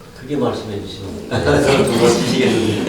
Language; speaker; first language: Korean; native; Korean